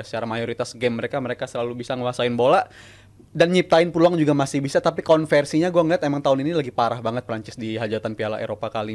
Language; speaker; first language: Indonesian; native; Indonesian